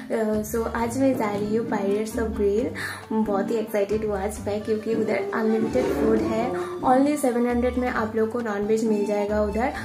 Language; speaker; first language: Hindi; non-native, local second language; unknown